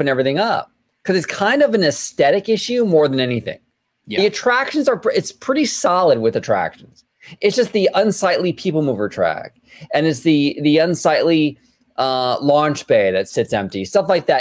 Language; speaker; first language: English; native; English